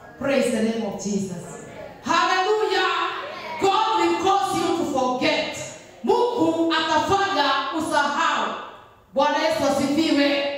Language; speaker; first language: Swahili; non-native, local second language; Kikuyu